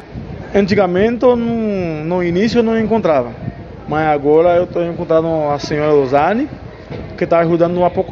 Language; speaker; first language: Portuguese; non-native, learner; Haitian Creole